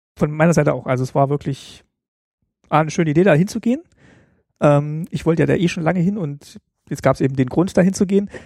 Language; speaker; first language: German; native; German